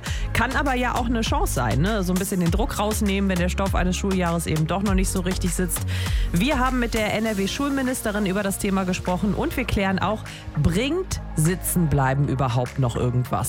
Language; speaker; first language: German; native; German